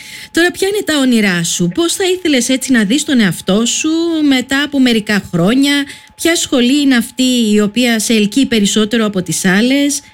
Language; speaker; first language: Greek; native; Greek